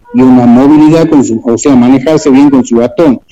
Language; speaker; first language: Spanish; native; Spanish